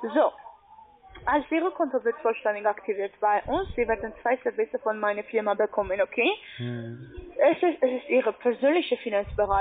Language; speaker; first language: German; non-native, learner; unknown